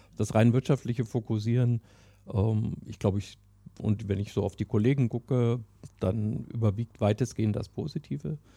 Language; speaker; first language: German; non-native, fluent; English